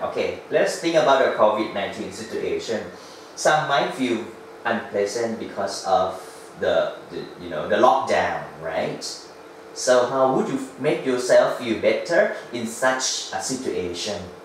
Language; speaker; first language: English; non-native, fluent; Thai